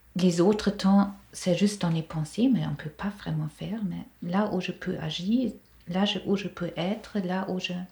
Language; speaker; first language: French; non-native, fluent; German